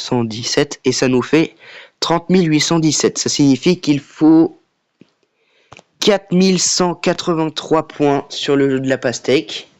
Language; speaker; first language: French; native; French